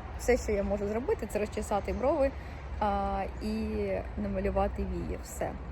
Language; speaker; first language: Ukrainian; native; Ukrainian